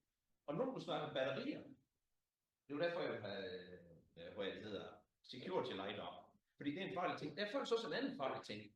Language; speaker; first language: Danish; native; Danish